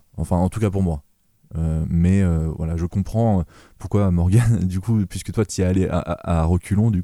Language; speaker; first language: French; native; French